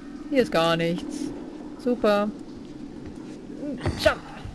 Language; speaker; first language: German; native; German